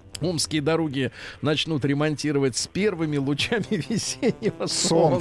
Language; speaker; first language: Russian; native; Russian